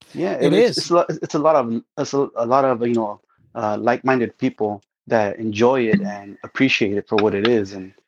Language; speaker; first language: English; early bilingual, other home language; Spanish